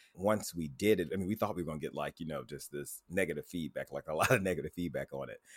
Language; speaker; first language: English; native; English